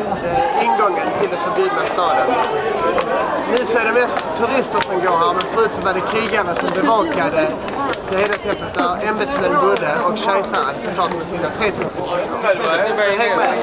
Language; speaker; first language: Swedish; native; Swedish